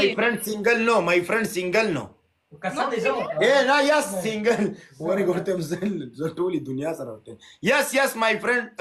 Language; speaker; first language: English; non-native, learner; Pashto